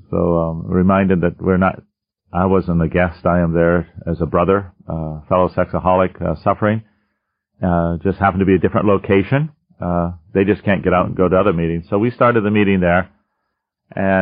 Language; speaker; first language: English; native; English